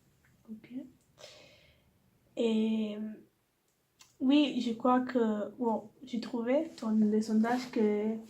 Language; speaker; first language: French; non-native, learner; English